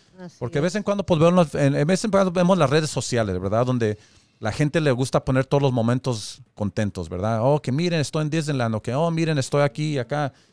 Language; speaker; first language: Spanish; early bilingual, heritage; Spanish